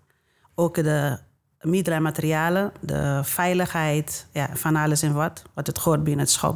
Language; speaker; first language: Dutch; non-native, fluent; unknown